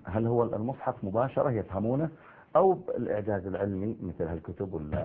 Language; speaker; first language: Arabic; native; Arabic